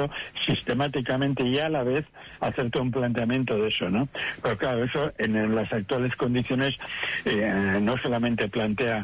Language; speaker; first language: Spanish; native; Spanish